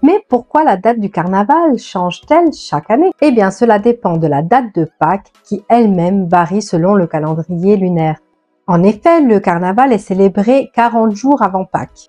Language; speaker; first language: French; non-native, fluent; Italian